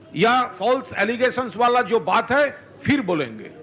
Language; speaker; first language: Hindi; non-native, local second language; Bangla